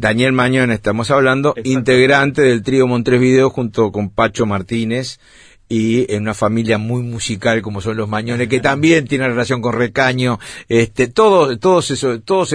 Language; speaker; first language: Spanish; native; Spanish